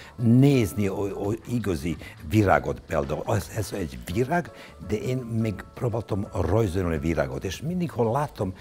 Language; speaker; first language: Hungarian; non-native, learner; Serbian